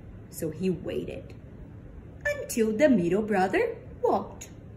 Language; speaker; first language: English; non-native, fluent; Portuguese